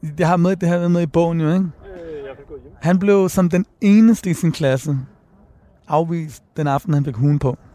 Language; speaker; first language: Danish; early bilingual, other home language; Persian